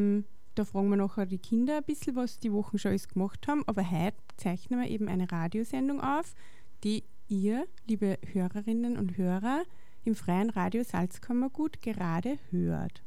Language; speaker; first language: German; native; German